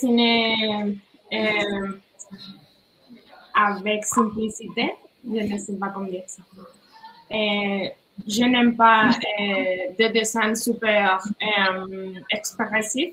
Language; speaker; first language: French; non-native, learner; Spanish